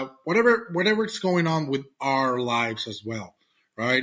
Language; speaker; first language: English; non-native, fluent; Spanish